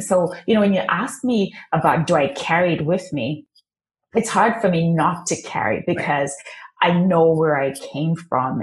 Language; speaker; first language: English; non-native, local second language; Shona